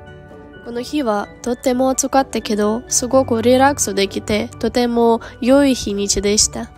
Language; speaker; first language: Japanese; non-native, fluent; Ukrainian